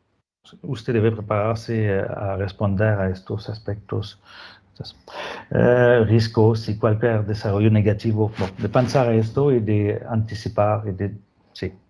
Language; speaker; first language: Spanish; non-native, fluent; French